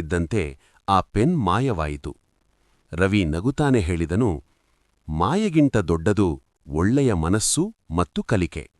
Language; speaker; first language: Kannada; native; Kannada